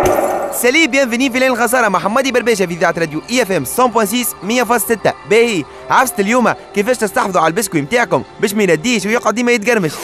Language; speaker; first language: Arabic; native; Arabic